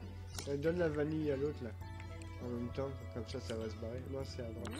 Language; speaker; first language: French; native; French